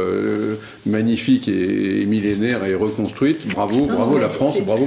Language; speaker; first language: French; native; French